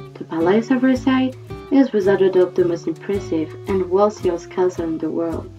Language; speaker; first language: English; non-native, fluent; French